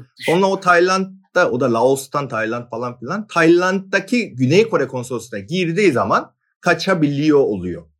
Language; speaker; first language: Turkish; non-native, fluent; Korean